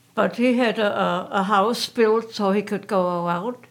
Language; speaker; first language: English; non-native, fluent; German